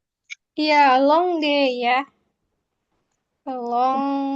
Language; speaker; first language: English; non-native, fluent; Indonesian